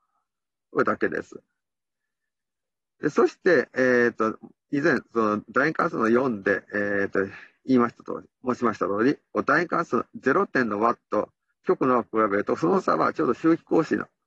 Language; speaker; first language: Japanese; native; Japanese